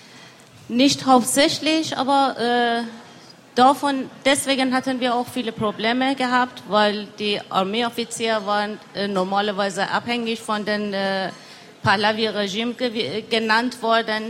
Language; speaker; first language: German; non-native, learner; Persian